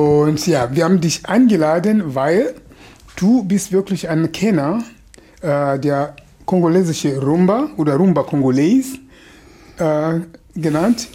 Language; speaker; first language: German; non-native, fluent; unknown